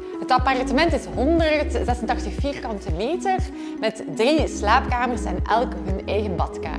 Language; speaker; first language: Dutch; native; Dutch